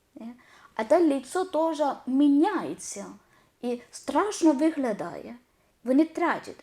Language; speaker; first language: Ukrainian; non-native, learner; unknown